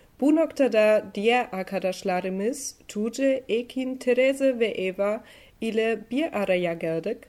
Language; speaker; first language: Turkish; non-native, learner; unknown